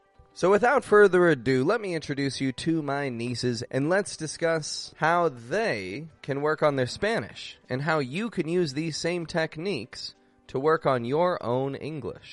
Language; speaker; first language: English; native; English